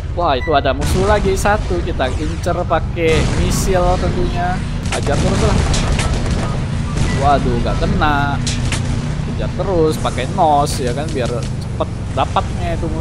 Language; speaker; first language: Indonesian; native; Indonesian